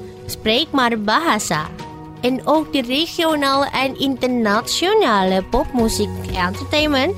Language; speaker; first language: Dutch; non-native, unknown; Indonesian